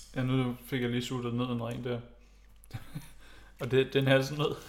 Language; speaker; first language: Danish; native; Danish